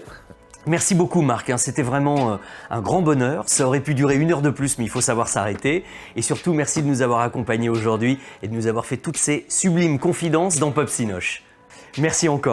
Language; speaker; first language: French; native; French